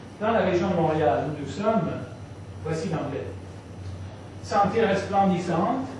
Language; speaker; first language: French; non-native, local second language; English